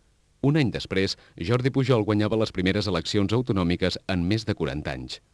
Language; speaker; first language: Catalan; native; Catalan